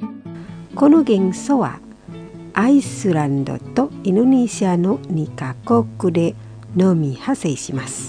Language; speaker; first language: Japanese; non-native, fluent; Indonesian